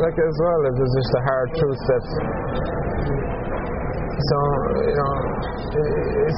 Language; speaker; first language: English; native; English